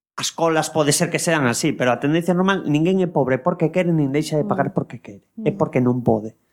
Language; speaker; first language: Galician; non-native, local second language; Spanish